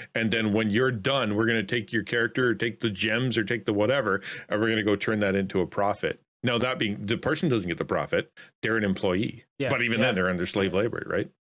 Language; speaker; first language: English; native; English